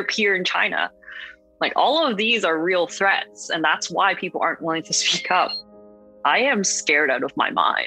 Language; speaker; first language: English; non-native, local second language; Cantonese